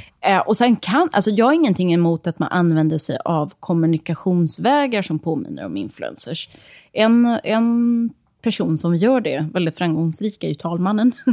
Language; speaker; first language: Swedish; early bilingual, other home language; Serbian